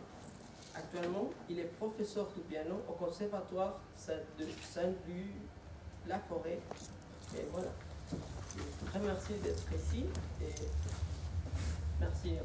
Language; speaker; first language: French; non-native, learner; Spanish